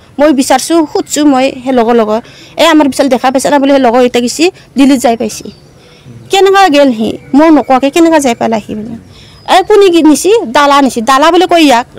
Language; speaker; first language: Assamese; non-native, local second language; Bodo